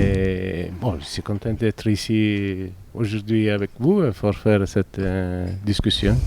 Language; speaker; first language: French; non-native, fluent; Italian